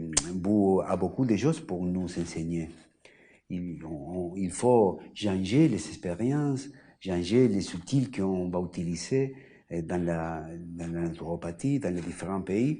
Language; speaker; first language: French; non-native, learner; Spanish